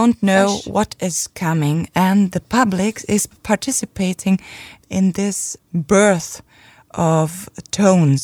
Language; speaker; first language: English; non-native, fluent; German